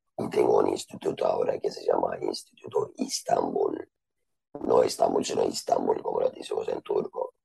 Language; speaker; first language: Spanish; non-native, fluent; Turkish